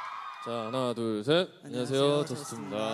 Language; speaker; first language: Korean; native; Korean